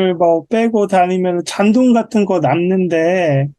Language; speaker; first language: Korean; native; Korean